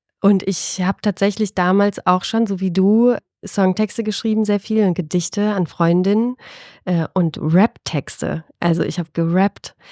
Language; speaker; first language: German; early bilingual, other home language; Albanian